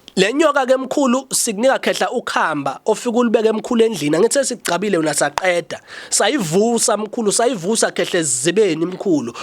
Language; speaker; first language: Zulu; native; Zulu